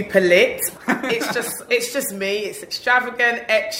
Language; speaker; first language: English; native; English